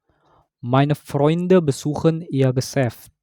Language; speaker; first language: German; non-native, learner; Indonesian